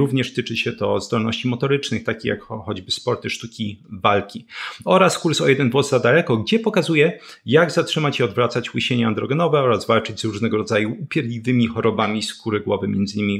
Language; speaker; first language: Polish; native; Polish